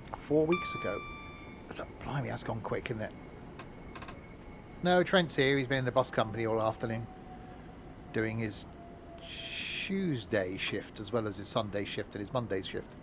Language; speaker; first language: English; native; English